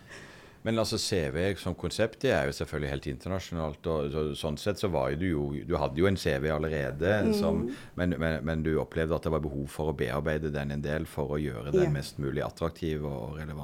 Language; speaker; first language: Norwegian; native; Norwegian